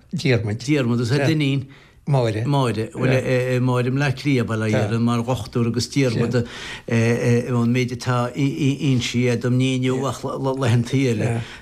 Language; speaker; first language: Irish; native; Irish